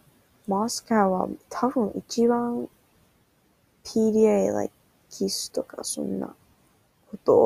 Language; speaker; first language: Japanese; non-native, learner; English